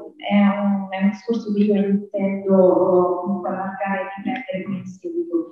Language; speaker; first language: Italian; native; Italian